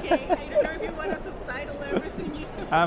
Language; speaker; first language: English; non-native, fluent; Spanish